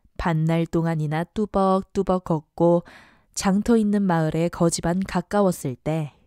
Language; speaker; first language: Korean; native; Korean